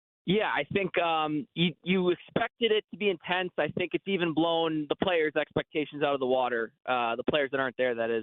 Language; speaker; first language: English; native; English